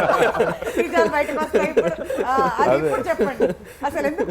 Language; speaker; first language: Telugu; native; Telugu